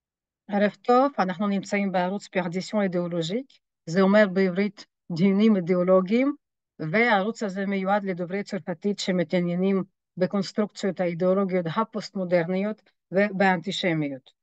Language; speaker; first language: Hebrew; non-native, fluent; French